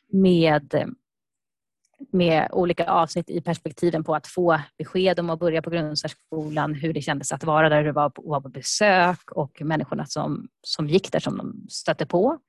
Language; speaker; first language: Swedish; native; Swedish